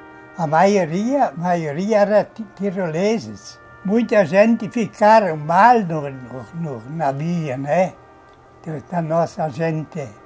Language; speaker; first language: Portuguese; non-native, fluent; German